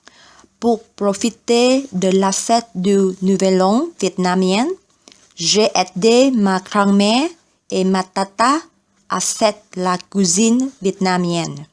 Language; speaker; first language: French; non-native, learner; Vietnamese